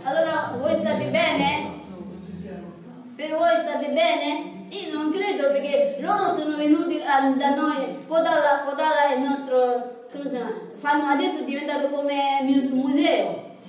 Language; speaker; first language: Italian; non-native, learner; Tibetan